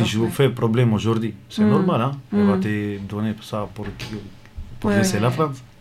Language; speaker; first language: French; non-native, learner; Romany